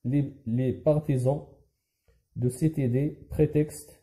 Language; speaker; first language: French; non-native, local second language; Arabic